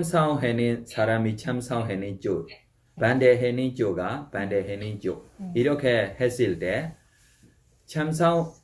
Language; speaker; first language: Korean; non-native, fluent; Burmese